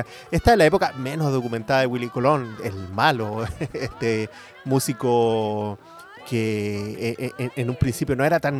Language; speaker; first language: Spanish; native; Spanish